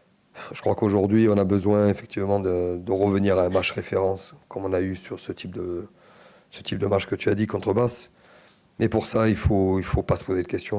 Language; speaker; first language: French; native; French